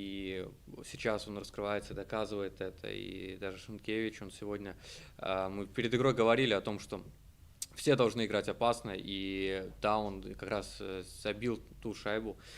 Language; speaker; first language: Russian; native; Russian